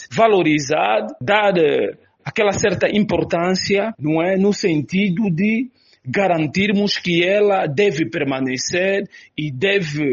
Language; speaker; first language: Portuguese; native; Portuguese